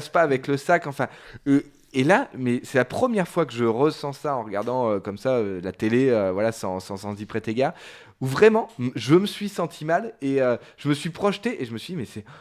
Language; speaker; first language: French; native; French